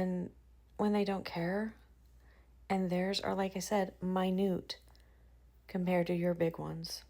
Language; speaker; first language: English; native; English